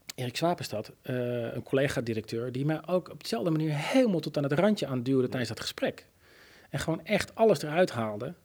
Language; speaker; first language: Dutch; native; Dutch